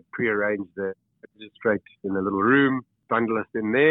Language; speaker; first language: English; native; English